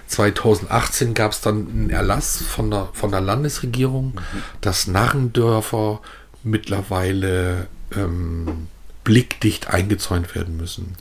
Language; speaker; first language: German; native; German